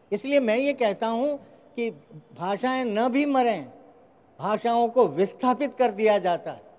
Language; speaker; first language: Hindi; non-native, local second language; Rajasthani